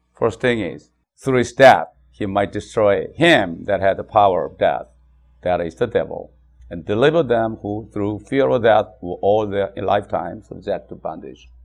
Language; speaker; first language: English; non-native, fluent; Korean